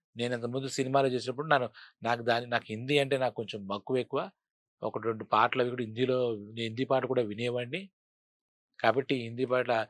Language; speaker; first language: Telugu; native; Telugu